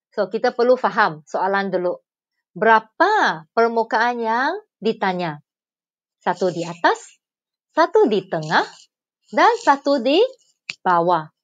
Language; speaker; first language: Malay; non-native, local second language; Chinese